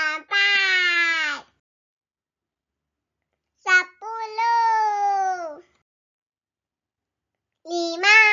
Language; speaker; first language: Indonesian; non-native, learner; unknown